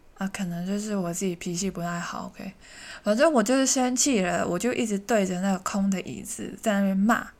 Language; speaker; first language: Chinese; non-native, local second language; Cantonese